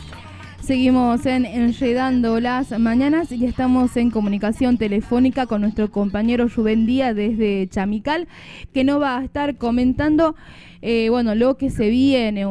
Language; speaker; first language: Spanish; native; Spanish